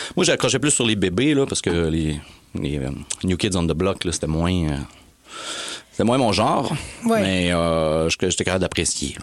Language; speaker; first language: French; native; French